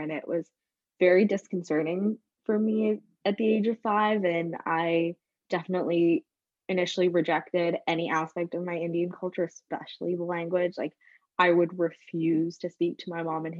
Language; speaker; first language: English; native; English